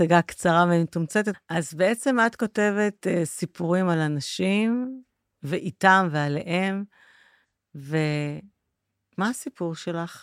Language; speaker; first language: Hebrew; native; Hebrew